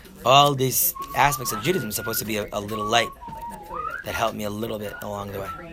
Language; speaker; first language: English; native; English